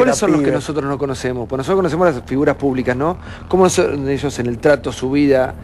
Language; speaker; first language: Spanish; native; Spanish